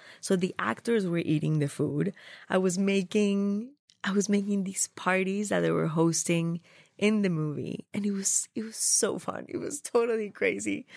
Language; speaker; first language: English; non-native, fluent; Spanish